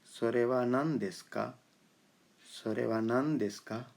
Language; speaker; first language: Japanese; non-native, fluent; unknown